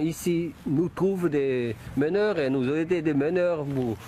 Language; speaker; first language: French; non-native, local second language; German